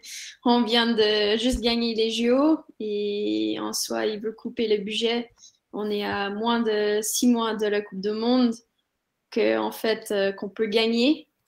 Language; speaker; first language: French; non-native, fluent; English